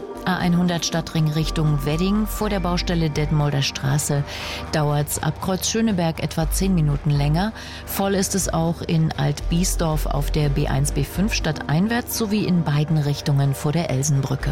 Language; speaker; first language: German; native; German